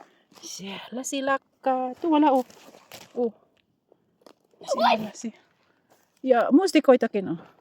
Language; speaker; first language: Finnish; non-native, learner; Bikol